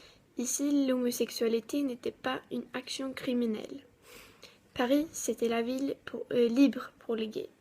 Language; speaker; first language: French; non-native, learner; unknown